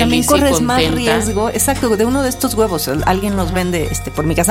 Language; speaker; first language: Spanish; native; Spanish